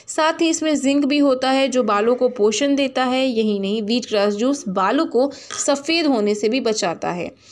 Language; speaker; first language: Hindi; native; Hindi